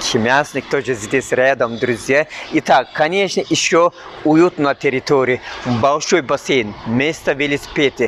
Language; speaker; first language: Russian; non-native, learner; Turkish